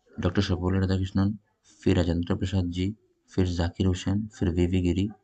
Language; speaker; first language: Hindi; non-native, local second language; Bangla